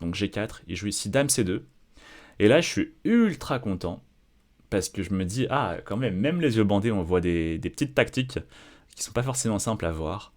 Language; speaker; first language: French; native; French